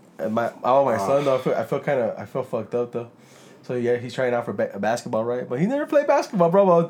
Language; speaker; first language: English; early bilingual, other home language; Spanish